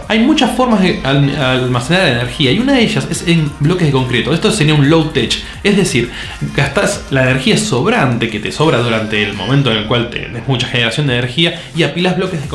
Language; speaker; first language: Spanish; native; Spanish